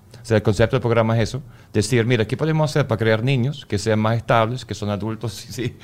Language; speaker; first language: Spanish; non-native, fluent; German